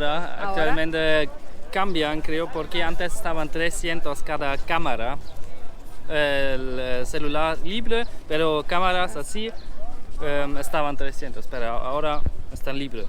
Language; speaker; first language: Spanish; non-native, learner; German